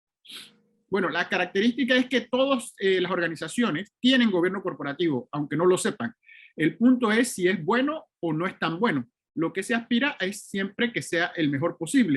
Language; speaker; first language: Spanish; native; Spanish